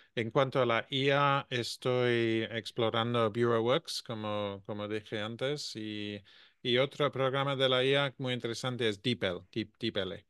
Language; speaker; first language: Spanish; non-native, fluent; English